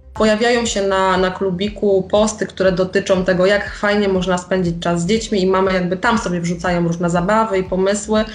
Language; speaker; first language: Polish; native; Polish